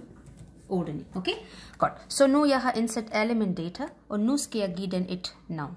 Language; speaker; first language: Danish; non-native, fluent; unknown